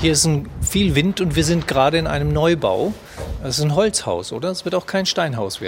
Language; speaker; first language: German; native; German